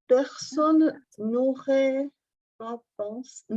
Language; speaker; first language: French; non-native, fluent; Czech